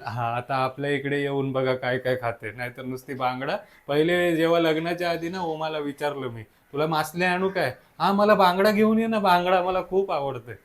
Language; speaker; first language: Marathi; native; Marathi